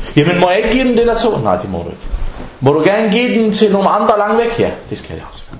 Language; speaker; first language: Danish; non-native, fluent; Arabic